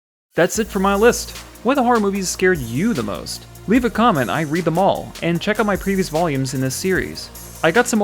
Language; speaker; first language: English; native; English